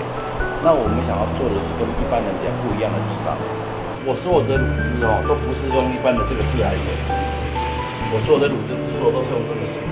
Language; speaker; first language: Chinese; native; Chinese